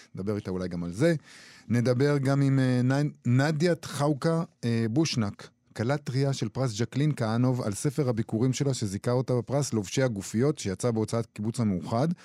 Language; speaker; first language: Hebrew; native; Hebrew